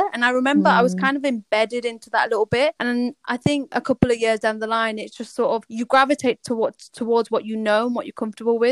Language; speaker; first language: English; native; English